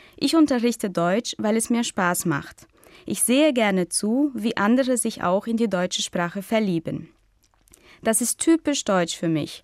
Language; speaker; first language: German; non-native, fluent; Portuguese